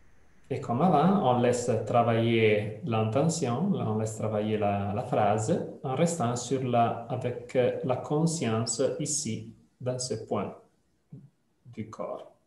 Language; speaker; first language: French; non-native, fluent; Italian